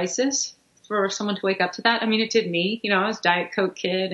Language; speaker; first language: English; native; English